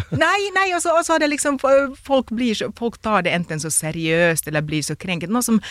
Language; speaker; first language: Norwegian; non-native, fluent; Finnish